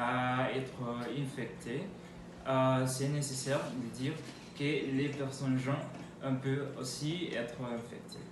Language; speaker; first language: French; non-native, learner; Spanish